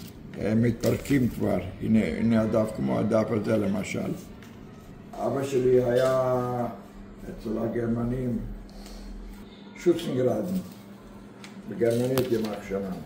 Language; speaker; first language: Hebrew; non-native, fluent; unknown